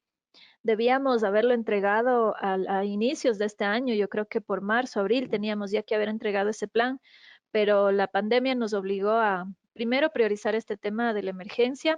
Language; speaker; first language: Spanish; native; Spanish